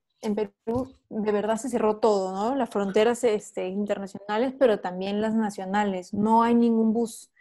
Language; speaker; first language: Spanish; native; Spanish